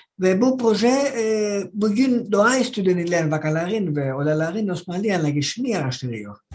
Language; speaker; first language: Turkish; non-native, fluent; Greek